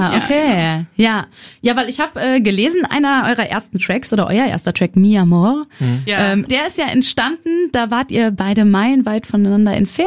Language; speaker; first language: German; native; German